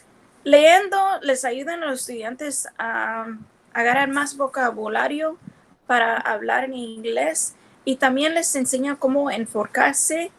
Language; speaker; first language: Spanish; early bilingual, heritage; Spanish